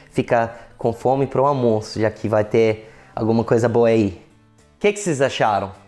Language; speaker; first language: Portuguese; non-native, fluent; English